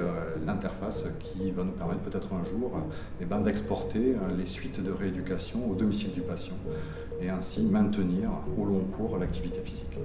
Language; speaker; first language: French; native; French